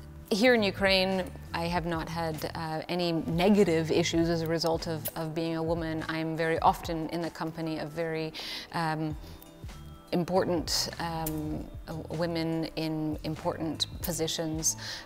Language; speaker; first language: English; early bilingual, other home language; Ukrainian